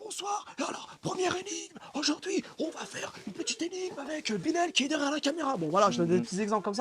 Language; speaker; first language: French; native; French